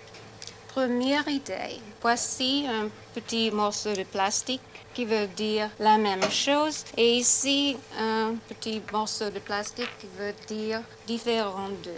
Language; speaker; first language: French; non-native, learner; English